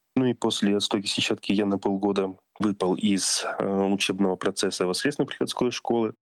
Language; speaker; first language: Russian; native; Russian